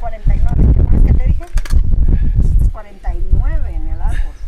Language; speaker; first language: Spanish; native; Spanish